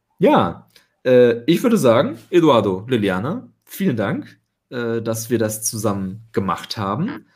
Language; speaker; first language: German; native; German